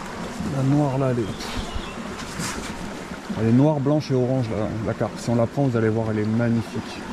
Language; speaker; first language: French; native; French